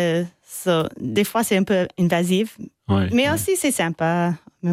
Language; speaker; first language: French; non-native, fluent; English